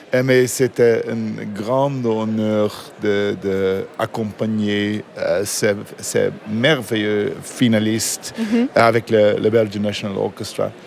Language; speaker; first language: French; non-native, learner; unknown